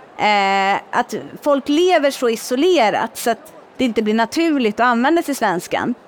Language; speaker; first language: Swedish; native; Swedish